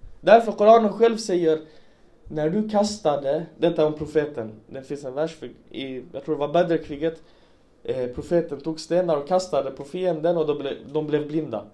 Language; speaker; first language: Swedish; early bilingual, other home language; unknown